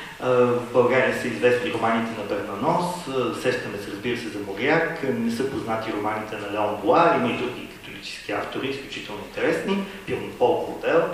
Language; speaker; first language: Bulgarian; native; Bulgarian